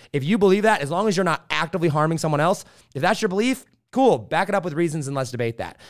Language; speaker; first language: English; native; English